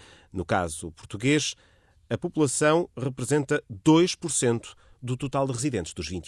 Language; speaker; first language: Portuguese; native; Portuguese